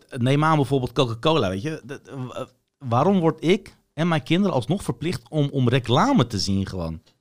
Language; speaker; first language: Dutch; early bilingual, other home language; Bosnian